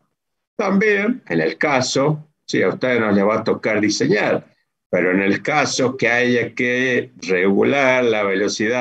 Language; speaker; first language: Spanish; native; Spanish